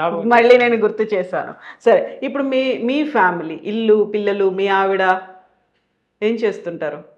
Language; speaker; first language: Telugu; native; Telugu